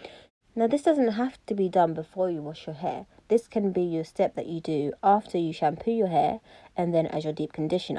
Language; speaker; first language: English; native; English